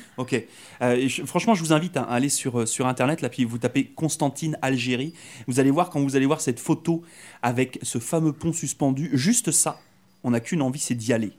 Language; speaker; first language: French; native; French